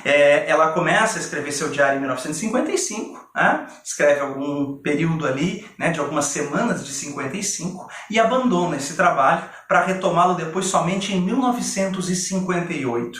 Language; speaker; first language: Portuguese; native; Portuguese